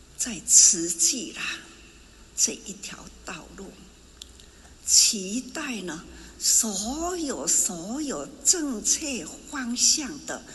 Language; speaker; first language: Chinese; non-native, local second language; Min Nan Chinese